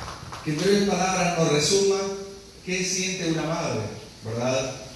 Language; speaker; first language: Spanish; native; Spanish